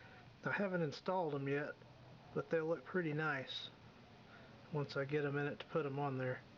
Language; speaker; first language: English; native; English